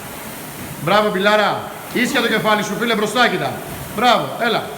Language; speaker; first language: Greek; native; Greek